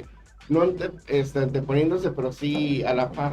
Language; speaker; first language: Spanish; native; Spanish